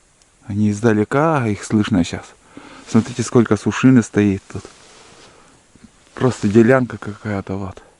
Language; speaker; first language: Russian; native; Russian